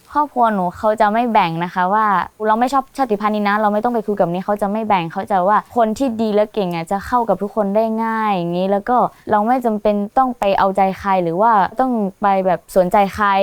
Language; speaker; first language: Thai; non-native, local second language; Hmong